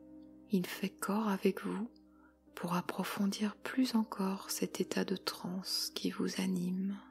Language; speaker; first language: French; native; French